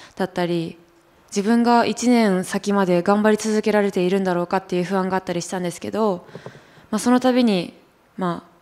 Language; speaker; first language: Japanese; native; Japanese